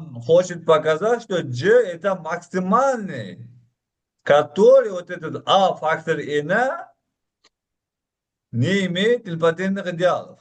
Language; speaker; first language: Russian; non-native, local second language; Uzbek